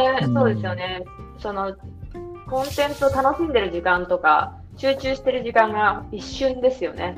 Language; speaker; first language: Japanese; native; Japanese